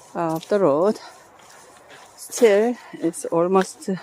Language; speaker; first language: English; non-native, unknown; Korean